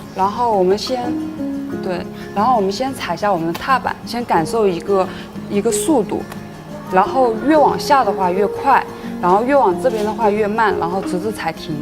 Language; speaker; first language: Chinese; native; Chinese